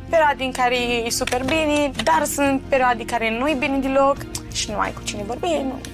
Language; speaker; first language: Romanian; early bilingual, heritage; Romanian